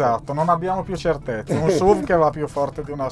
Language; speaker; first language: Italian; native; Italian